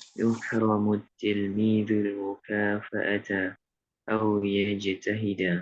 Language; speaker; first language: Arabic; non-native, learner; Indonesian